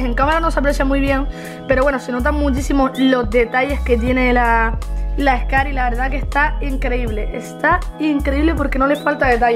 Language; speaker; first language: Spanish; native; Spanish